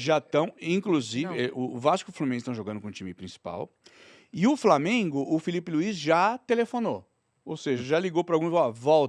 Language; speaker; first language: Portuguese; native; Portuguese